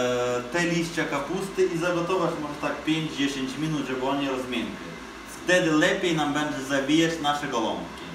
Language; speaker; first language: Polish; non-native, fluent; Ukrainian